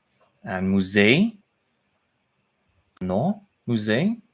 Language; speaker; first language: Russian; non-native, learner; English